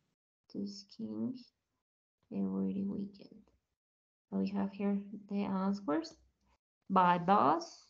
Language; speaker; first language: English; non-native, learner; Spanish